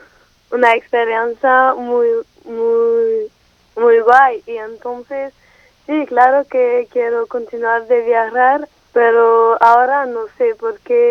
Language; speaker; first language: Spanish; non-native, fluent; French